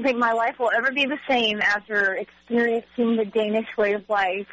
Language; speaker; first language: English; native; English